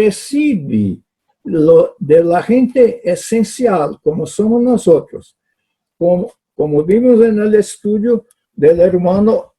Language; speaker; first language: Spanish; non-native, fluent; Portuguese